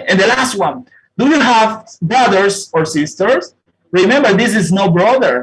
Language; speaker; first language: English; non-native, fluent; Spanish